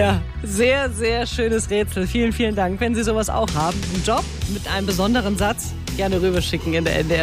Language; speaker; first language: German; native; German